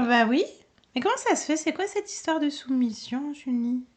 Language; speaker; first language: French; native; French